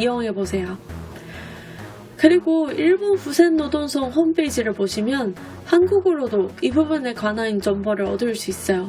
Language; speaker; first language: Korean; non-native, fluent; Japanese